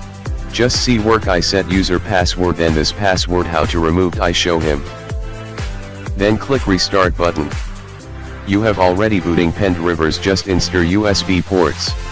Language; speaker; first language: English; non-native, learner; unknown